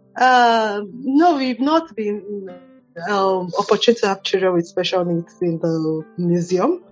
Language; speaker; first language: English; non-native, local second language; Igbo